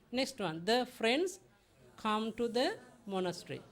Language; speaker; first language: English; non-native, learner; Sinhala